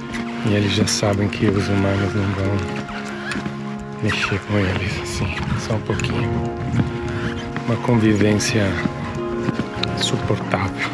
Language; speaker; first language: Portuguese; non-native, fluent; Italian